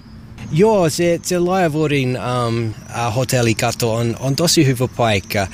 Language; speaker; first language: Finnish; non-native, learner; English